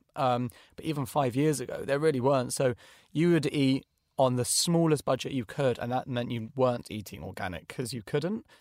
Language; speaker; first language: English; native; English